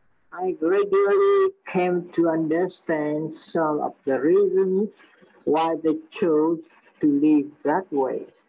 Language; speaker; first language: English; non-native, learner; Vietnamese